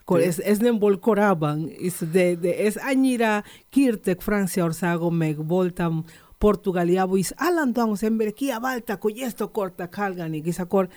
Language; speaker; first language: Hungarian; non-native, fluent; Spanish